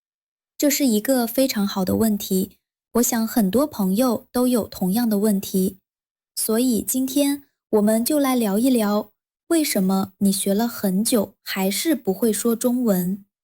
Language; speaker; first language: Chinese; non-native, fluent; Vietnamese